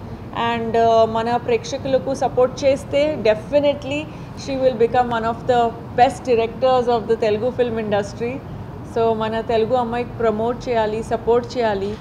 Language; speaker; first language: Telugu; non-native, fluent; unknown